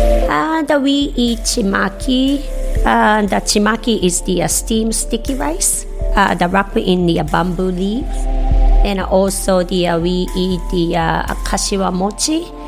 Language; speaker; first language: English; non-native, fluent; Japanese